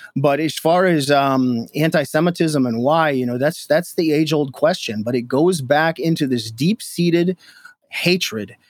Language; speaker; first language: English; native; English